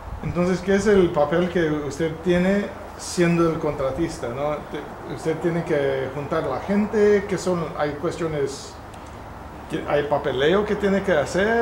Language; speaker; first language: Spanish; non-native, fluent; English